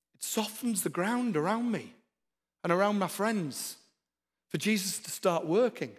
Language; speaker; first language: English; native; English